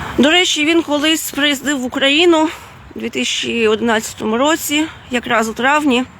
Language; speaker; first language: Ukrainian; non-native, fluent; Lithuanian